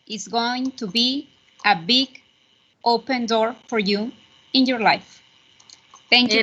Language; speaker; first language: English; non-native, fluent; Spanish